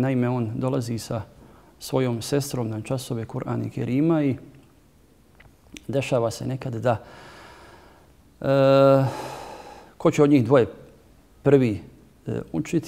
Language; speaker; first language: Bosnian; native; Bosnian